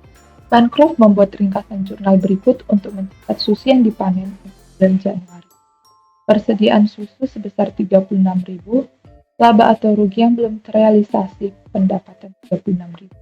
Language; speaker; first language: Indonesian; native; Indonesian